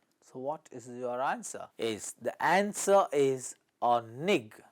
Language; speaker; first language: English; non-native, local second language; Tamil